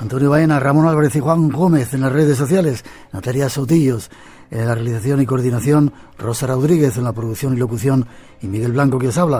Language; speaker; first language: Spanish; native; Spanish